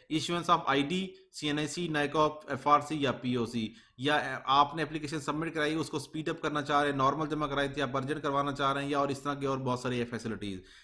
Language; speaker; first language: Urdu; native; Urdu